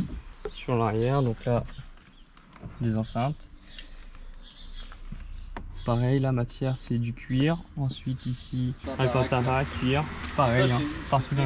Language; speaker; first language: French; native; French